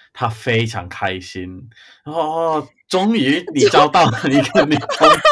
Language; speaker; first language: Chinese; non-native, fluent; English